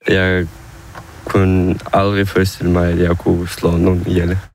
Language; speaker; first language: Danish; non-native, fluent; Ukrainian